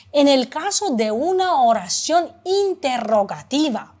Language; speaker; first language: Spanish; non-native, fluent; Uzbek